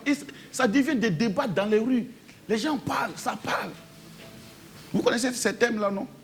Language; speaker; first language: French; native; French